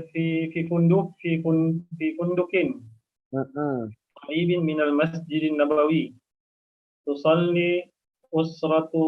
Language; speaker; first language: Arabic; non-native, learner; Indonesian